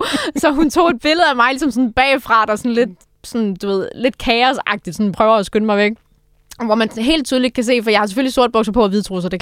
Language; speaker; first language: Danish; native; Danish